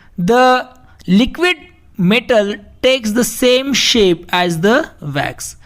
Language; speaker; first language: Hindi; native; Hindi